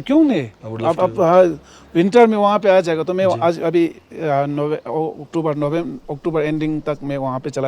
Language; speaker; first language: Hindi; non-native, local second language; Ladakhi